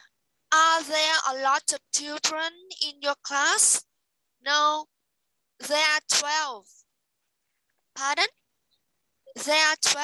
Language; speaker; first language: English; non-native, fluent; Vietnamese